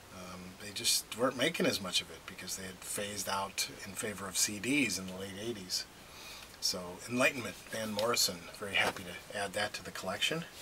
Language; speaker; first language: English; native; English